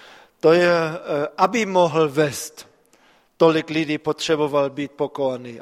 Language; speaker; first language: Czech; non-native, fluent; German